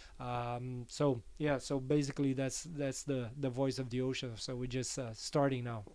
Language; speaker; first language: English; non-native, fluent; Portuguese